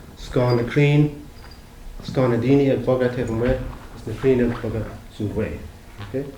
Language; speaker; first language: Irish; non-native, local second language; English